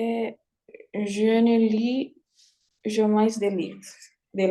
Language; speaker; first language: French; non-native, learner; Spanish